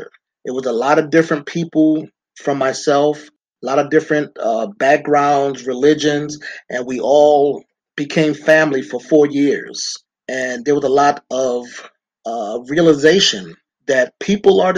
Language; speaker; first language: English; native; English